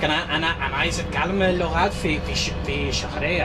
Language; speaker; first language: Arabic; non-native, learner; English